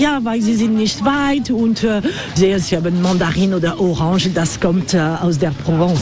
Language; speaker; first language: German; non-native, learner; French